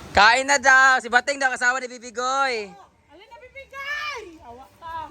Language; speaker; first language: Filipino; non-native, local second language; Cebuano